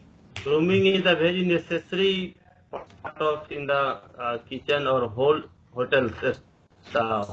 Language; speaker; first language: English; non-native, learner; Hindi